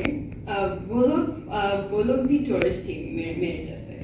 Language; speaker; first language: Hindi; non-native, learner; Bangla